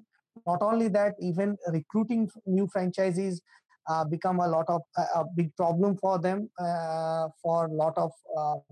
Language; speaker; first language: English; non-native, local second language; Bangla